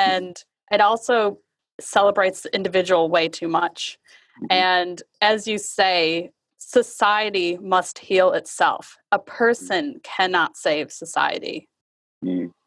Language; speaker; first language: English; native; English